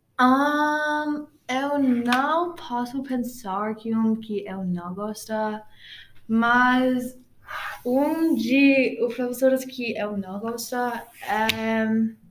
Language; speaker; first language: Portuguese; non-native, learner; English